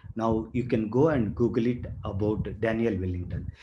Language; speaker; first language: English; non-native, local second language; Telugu